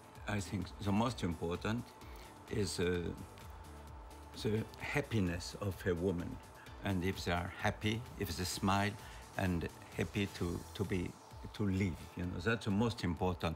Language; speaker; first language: English; non-native, learner; French